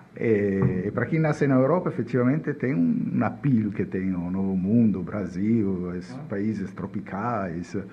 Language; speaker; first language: Portuguese; non-native, fluent; Italian